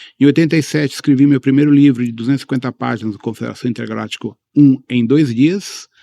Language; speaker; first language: Portuguese; early bilingual, other home language; Spanish